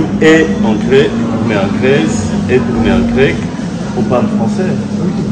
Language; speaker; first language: French; non-native, fluent; Greek